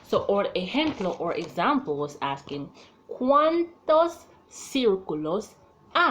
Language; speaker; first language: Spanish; non-native, fluent; English